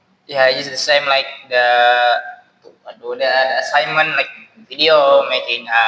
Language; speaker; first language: English; non-native, learner; Indonesian